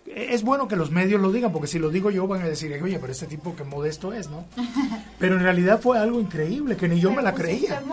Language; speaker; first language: Spanish; native; Spanish